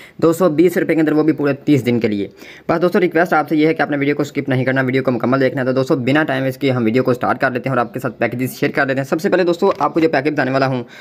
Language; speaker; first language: Urdu; non-native, local second language; Punjabi